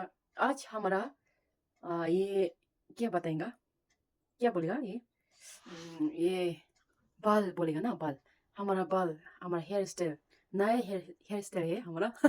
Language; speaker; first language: Hindi; non-native, learner; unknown